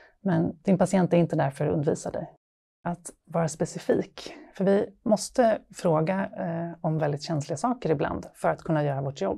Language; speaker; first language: Swedish; native; Swedish